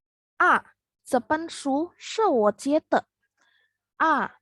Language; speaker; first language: Chinese; non-native, fluent; Indonesian